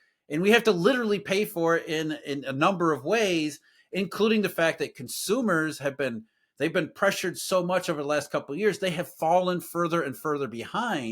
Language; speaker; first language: English; native; English